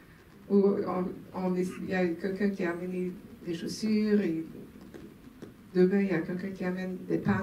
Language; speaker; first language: French; non-native, local second language; Swedish